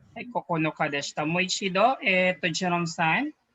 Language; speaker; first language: Japanese; non-native, fluent; Filipino